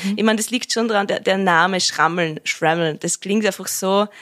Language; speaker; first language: German; native; German